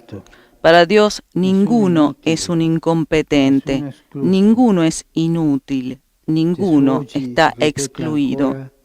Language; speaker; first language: Spanish; native; Spanish